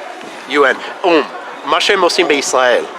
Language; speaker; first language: Hebrew; non-native, fluent; English